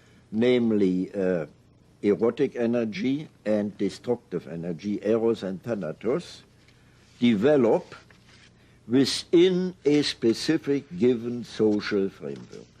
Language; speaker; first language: English; non-native, fluent; German